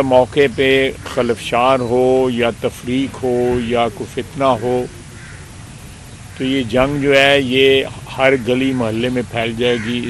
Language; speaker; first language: Urdu; non-native, local second language; Punjabi